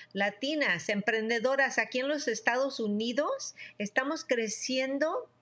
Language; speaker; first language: Spanish; early bilingual, heritage; Spanish